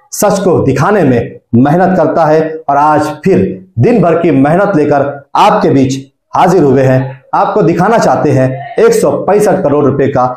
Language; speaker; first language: Hindi; non-native, local second language; Urdu